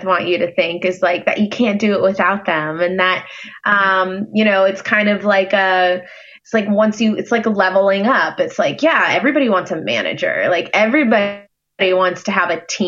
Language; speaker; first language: English; native; English